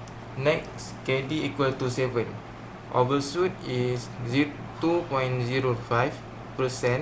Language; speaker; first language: English; non-native, learner; Malay